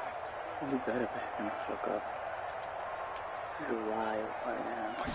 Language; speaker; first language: English; native; English